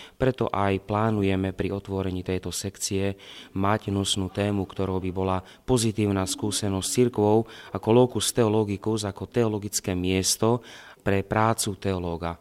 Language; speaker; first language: Slovak; native; Slovak